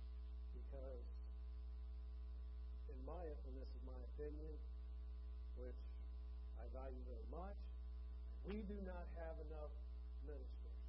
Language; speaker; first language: English; native; English